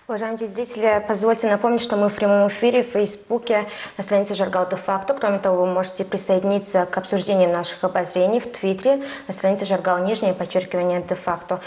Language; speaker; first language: Russian; non-native, fluent; Mongolian